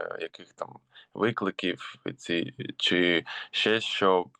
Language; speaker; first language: Ukrainian; non-native, local second language; Russian